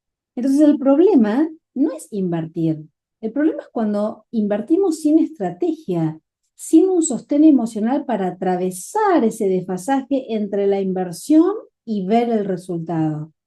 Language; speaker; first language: Spanish; native; Spanish